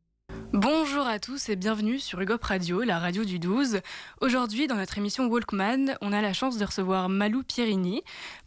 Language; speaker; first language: French; native; French